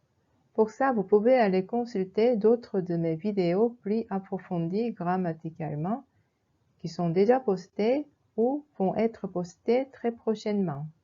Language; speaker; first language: French; non-native, fluent; Korean